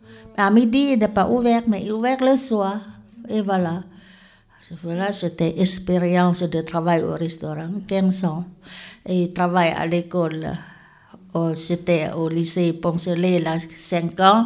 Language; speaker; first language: French; non-native, learner; Lao